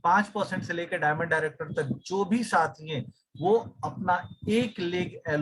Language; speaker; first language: Hindi; native; Hindi